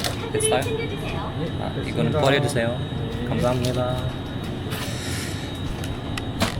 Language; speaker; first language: Korean; non-native, learner; Arabic